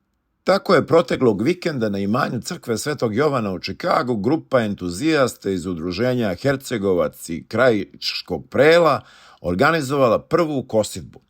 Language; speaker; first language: Bosnian; native; Bosnian